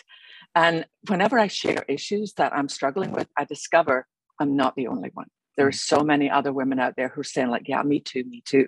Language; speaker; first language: English; native; English